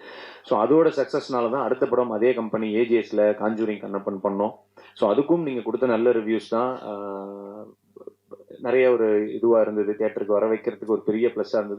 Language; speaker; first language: Tamil; native; Tamil